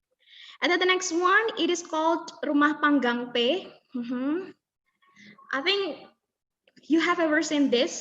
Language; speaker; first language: English; non-native, fluent; Indonesian